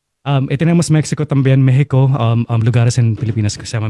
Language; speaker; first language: Spanish; non-native, fluent; Filipino